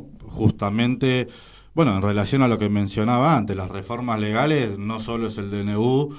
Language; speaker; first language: Spanish; native; Spanish